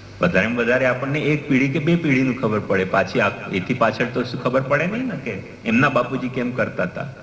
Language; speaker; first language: Gujarati; non-native, local second language; Hindi